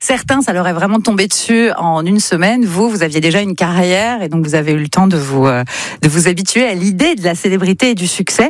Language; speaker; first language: French; native; French